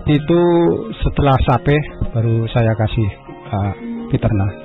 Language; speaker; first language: Indonesian; non-native, local second language; Javanese